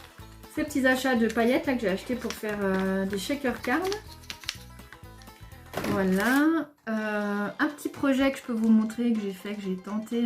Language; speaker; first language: French; native; French